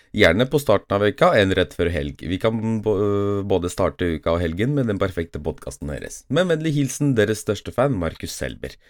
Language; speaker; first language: Norwegian; early bilingual, other home language; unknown